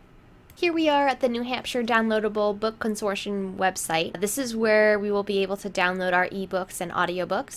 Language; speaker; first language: English; native; English